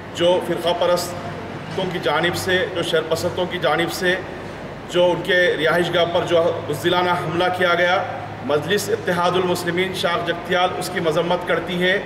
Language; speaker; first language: Urdu; native; Urdu